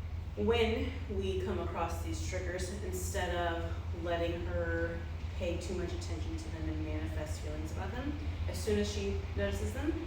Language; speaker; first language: English; native; English